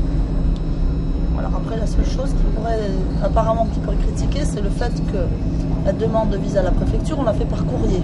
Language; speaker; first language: French; native; French